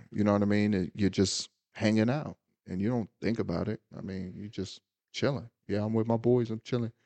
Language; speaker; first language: English; native; English